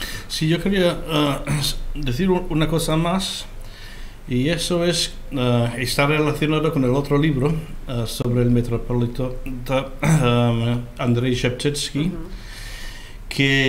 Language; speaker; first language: Spanish; non-native, fluent; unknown